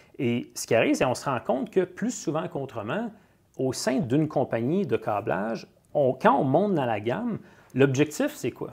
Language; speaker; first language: French; native; French